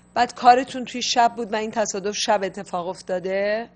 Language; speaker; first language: Persian; native; Persian